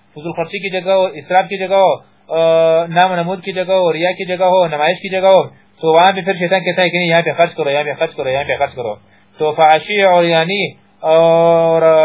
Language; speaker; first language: Urdu; non-native, local second language; Pashto